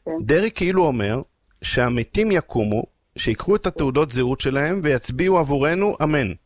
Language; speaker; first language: Hebrew; native; Hebrew